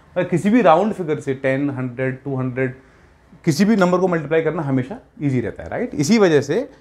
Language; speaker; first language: Hindi; native; Hindi